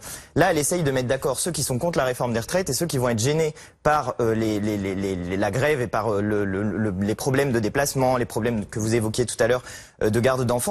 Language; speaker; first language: French; native; French